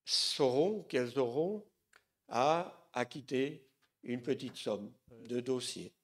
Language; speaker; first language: French; native; French